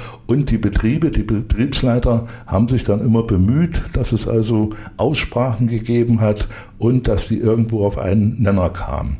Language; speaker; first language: German; native; German